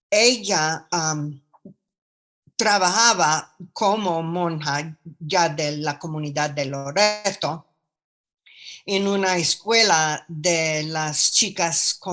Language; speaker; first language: Spanish; non-native, fluent; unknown